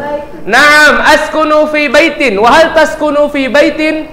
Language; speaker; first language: Arabic; non-native, fluent; Indonesian